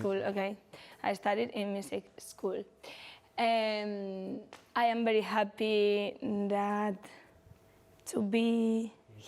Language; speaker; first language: English; non-native, learner; Spanish